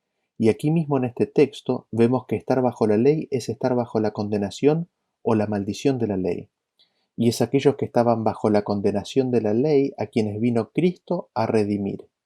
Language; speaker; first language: Spanish; native; Spanish